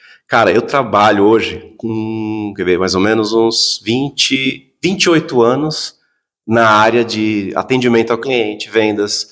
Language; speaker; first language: Portuguese; native; Portuguese